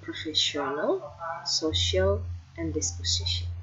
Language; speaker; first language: English; non-native, fluent; Indonesian